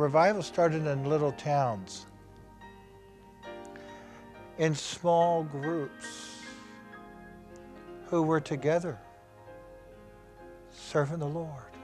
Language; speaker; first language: English; native; English